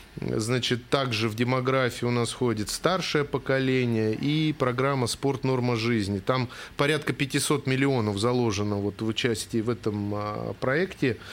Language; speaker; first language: Russian; native; Russian